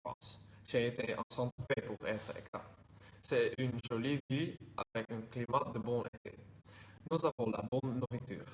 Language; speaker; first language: French; non-native, learner; Dutch